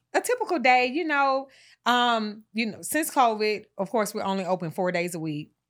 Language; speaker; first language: English; native; English